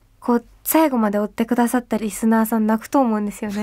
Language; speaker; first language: Japanese; native; Japanese